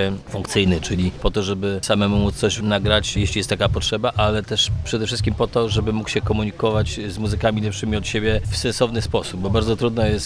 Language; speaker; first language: Polish; native; Polish